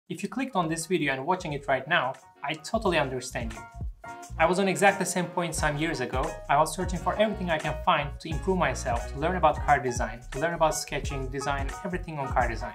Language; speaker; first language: English; non-native, fluent; Turkish